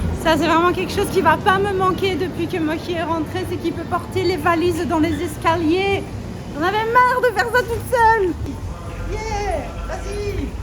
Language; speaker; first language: French; native; French